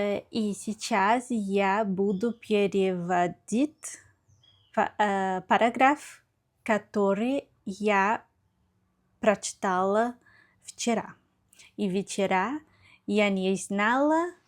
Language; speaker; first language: Russian; non-native, learner; Portuguese